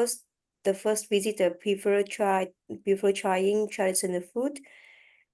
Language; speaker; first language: English; non-native, learner; French